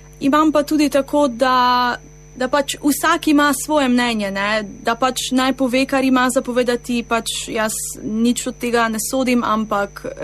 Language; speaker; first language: Slovenian; native; Slovenian